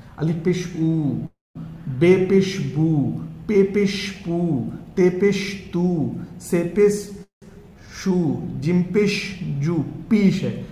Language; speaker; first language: Hindi; native; Hindi